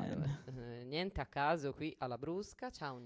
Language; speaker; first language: Italian; native; Italian